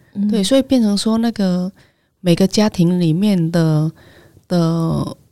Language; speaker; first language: Chinese; non-native, fluent; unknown